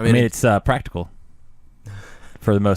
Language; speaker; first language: English; native; English